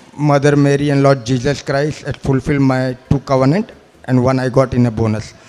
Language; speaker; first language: English; non-native, local second language; Malayalam